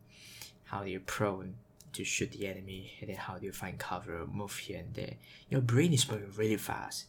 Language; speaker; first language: English; native; English